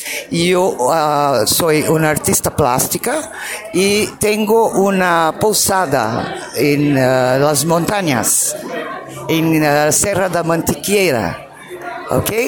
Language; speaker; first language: Portuguese; non-native, learner; Italian